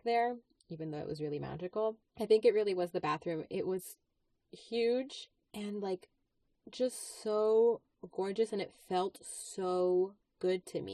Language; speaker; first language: English; native; English